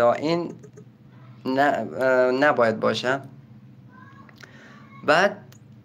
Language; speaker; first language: Persian; native; Persian